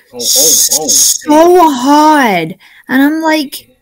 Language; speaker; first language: English; native; English